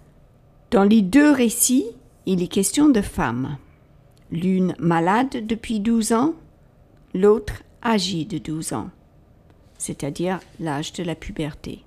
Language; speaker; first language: French; native; French